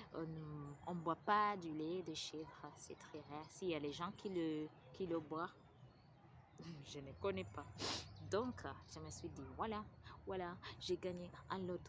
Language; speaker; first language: French; non-native, fluent; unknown